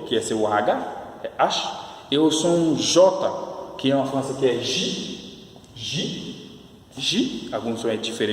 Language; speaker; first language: Portuguese; non-native, fluent; Haitian Creole